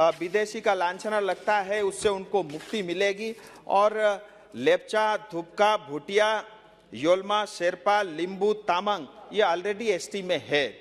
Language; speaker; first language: Hindi; non-native, local second language; Nepali